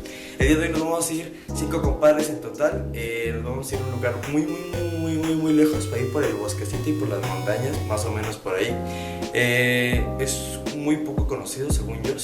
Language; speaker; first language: Spanish; native; Spanish